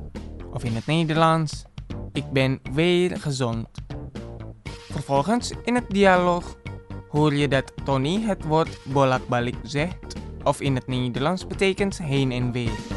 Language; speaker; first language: Dutch; non-native, learner; Indonesian